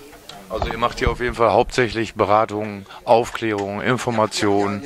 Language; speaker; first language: German; native; German